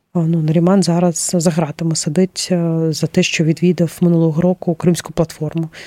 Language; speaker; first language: Ukrainian; non-native, local second language; Russian